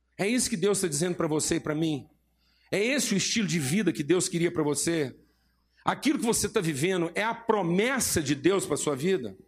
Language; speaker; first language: Portuguese; native; Portuguese